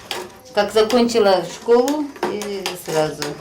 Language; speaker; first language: Russian; non-native, local second language; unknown